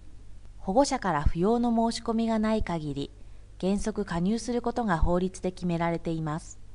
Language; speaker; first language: Japanese; native; Japanese